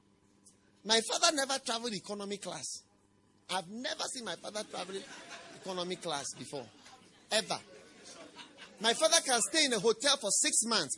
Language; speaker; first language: English; non-native, local second language; Akan